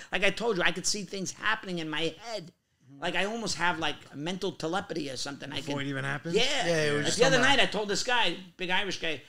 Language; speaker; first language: English; native; English